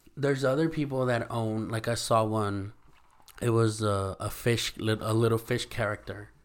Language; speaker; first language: English; early bilingual, other home language; Spanish